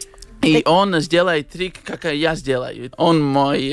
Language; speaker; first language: Russian; non-native, learner; Latvian